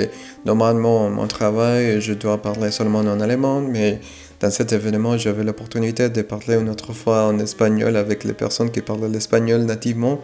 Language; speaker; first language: French; non-native, fluent; Spanish